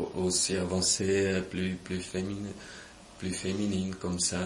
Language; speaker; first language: French; non-native, local second language; German